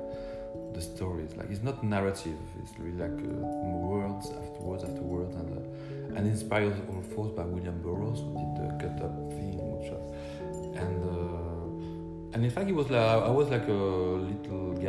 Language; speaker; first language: English; non-native, learner; French